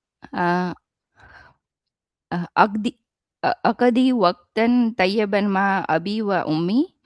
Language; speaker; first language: Arabic; non-native, learner; Hindi